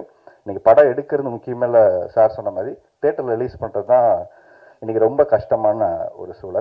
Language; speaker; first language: Tamil; native; Tamil